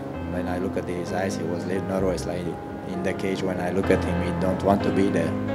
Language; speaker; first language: English; non-native, learner; Chechen